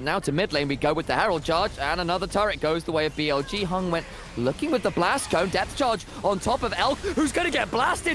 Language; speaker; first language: English; native; English